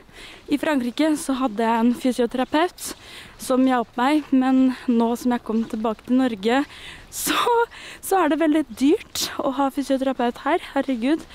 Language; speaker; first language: Norwegian; non-native, fluent; French